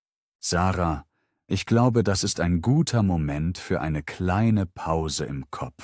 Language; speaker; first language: German; native; German